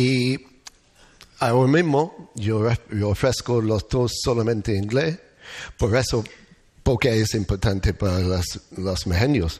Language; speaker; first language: Spanish; non-native, learner; English